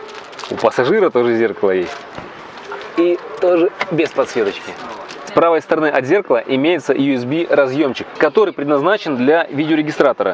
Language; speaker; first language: Russian; native; Russian